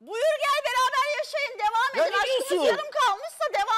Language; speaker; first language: Turkish; native; Turkish